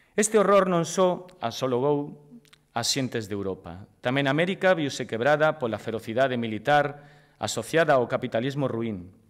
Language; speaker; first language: Galician; native; Galician